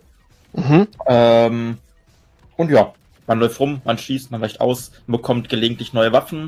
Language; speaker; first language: German; native; German